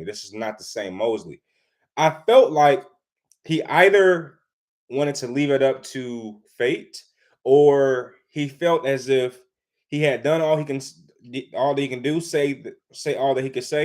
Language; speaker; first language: English; native; English